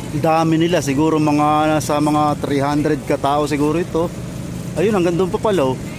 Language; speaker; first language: Filipino; native; Filipino